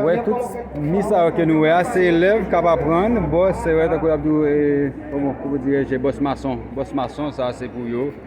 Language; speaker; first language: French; non-native, local second language; Haitian Creole